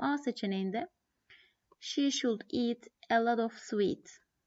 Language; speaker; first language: English; non-native, fluent; Turkish